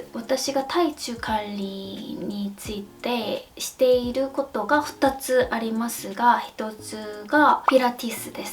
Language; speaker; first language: Japanese; non-native, fluent; Korean